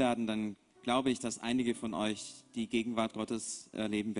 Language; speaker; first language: German; native; German